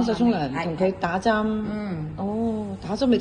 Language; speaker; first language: Cantonese; native; Cantonese